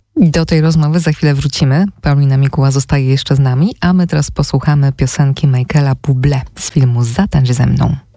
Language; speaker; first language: Polish; native; Polish